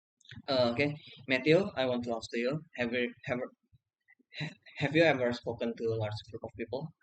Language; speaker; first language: English; non-native, learner; Indonesian